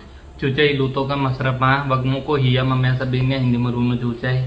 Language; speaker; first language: Filipino; non-native, learner; Punjabi